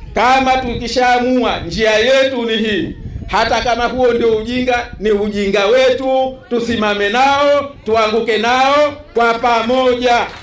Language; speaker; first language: Swahili; native; Swahili